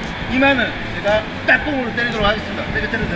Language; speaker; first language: Korean; native; Korean